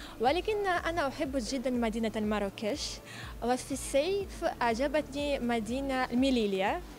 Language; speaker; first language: Arabic; non-native, fluent; Ukrainian